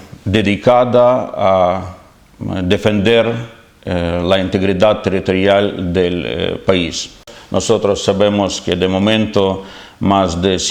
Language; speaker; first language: Spanish; non-native, fluent; Ukrainian